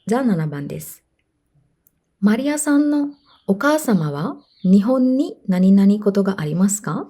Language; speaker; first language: Japanese; non-native, fluent; Sinhala